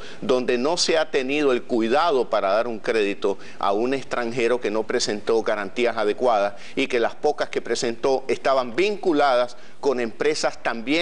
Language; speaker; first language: Spanish; native; Spanish